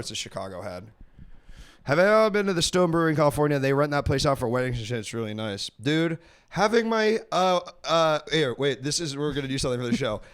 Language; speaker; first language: English; native; English